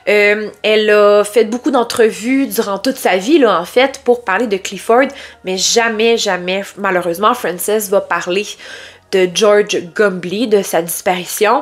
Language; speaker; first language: French; native; French